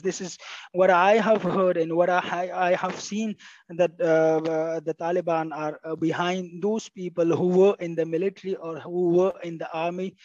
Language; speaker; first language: English; non-native, fluent; Pashto